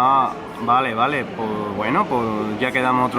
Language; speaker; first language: Spanish; native; Spanish